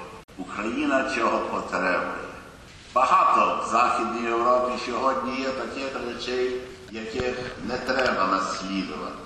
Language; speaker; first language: Ukrainian; early bilingual, heritage; Ukrainian